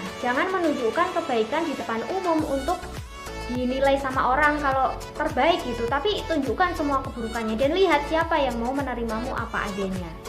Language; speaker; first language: Indonesian; native; Indonesian